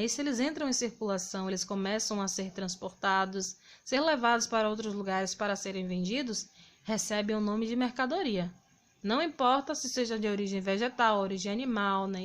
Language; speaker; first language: Portuguese; native; Portuguese